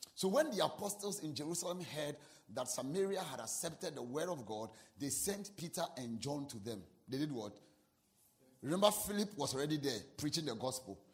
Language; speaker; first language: English; non-native, local second language; Akan